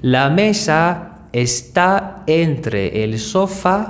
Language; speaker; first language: Spanish; non-native, fluent; Persian